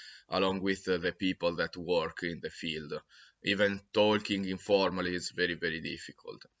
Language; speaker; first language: English; non-native, fluent; Italian